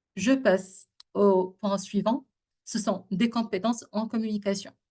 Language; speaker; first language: French; non-native, local second language; Arabic